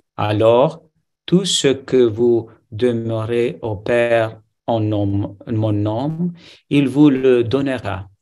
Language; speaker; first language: French; non-native, fluent; Romanian